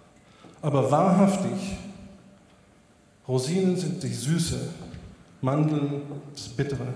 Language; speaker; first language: German; non-native, fluent; Hebrew